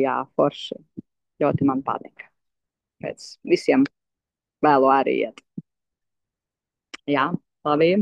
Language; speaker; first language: Latvian; non-native, local second language; Russian